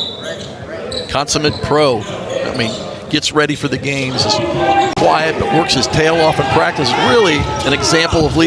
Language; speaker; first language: English; native; English